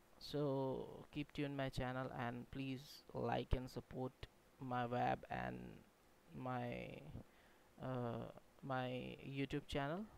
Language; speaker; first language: English; non-native, local second language; Hindi